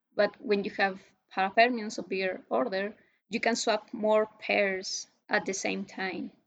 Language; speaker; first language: English; non-native, fluent; Spanish